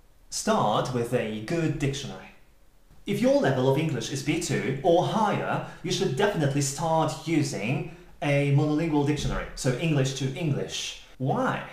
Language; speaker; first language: English; non-native, fluent; Polish